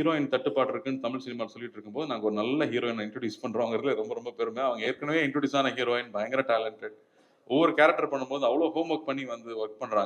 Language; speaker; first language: Tamil; native; Tamil